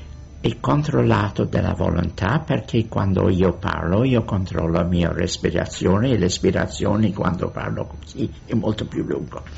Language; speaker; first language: Italian; non-native, fluent; English